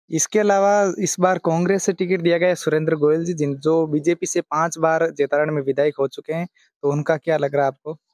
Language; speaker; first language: Hindi; native; Hindi